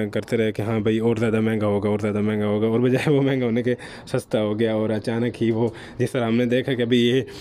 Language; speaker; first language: Urdu; native; Urdu